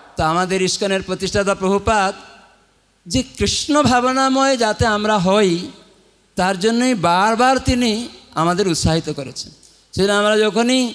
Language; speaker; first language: Bangla; non-native, fluent; Odia